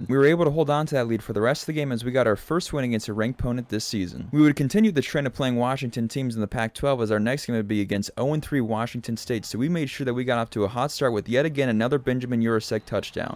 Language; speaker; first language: English; native; English